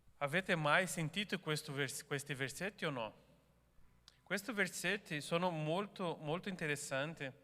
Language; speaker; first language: Italian; non-native, learner; Portuguese